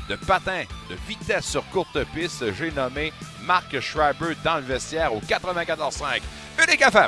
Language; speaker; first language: French; native; French